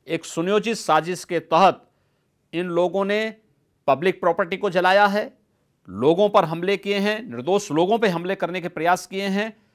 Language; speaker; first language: Hindi; native; Hindi